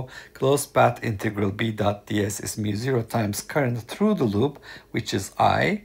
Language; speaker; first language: English; non-native, fluent; Turkish